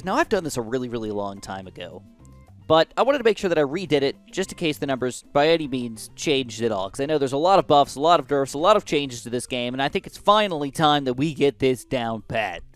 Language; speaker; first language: English; native; English